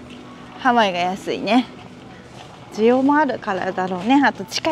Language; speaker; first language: Japanese; native; Japanese